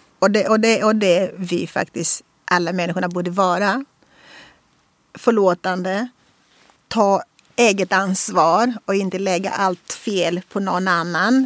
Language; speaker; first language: Swedish; non-native, fluent; Portuguese